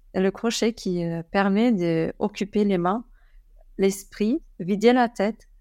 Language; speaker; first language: French; early bilingual, other home language; German